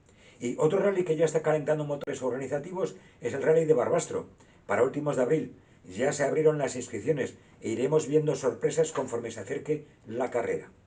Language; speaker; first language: Spanish; native; Spanish